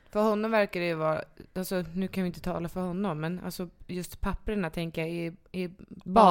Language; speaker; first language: Swedish; native; Swedish